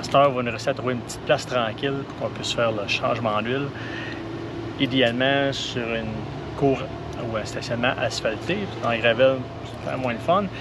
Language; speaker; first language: French; native; French